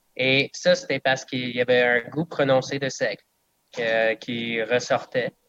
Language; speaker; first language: French; non-native, fluent; English